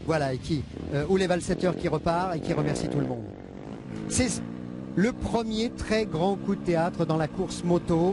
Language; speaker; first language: French; native; French